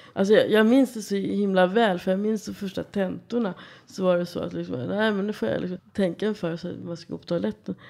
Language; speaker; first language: Swedish; native; Swedish